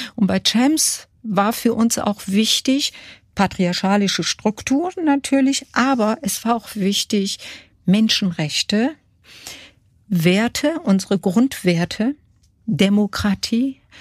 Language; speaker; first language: German; early bilingual, other home language; Kurdish